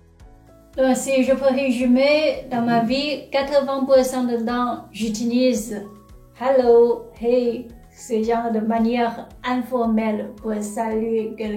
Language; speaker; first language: French; non-native, fluent; Chinese